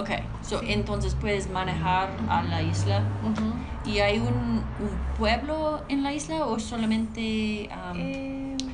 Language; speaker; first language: Spanish; non-native, learner; English